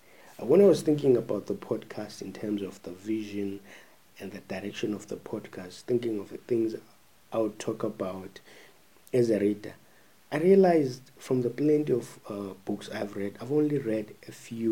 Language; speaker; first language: English; non-native, local second language; North Ndebele